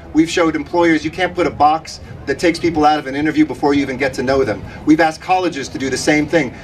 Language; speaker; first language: English; early bilingual, other home language; Spanish